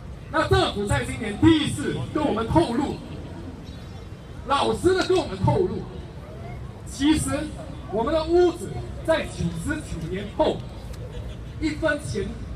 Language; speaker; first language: Chinese; non-native, local second language; English